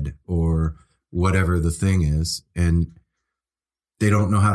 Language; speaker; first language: English; native; English